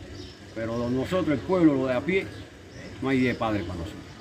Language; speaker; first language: Spanish; native; Spanish